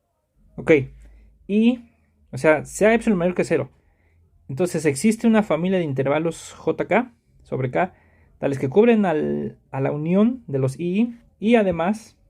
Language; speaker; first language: Spanish; native; Spanish